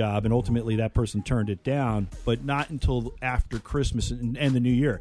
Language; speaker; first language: English; native; English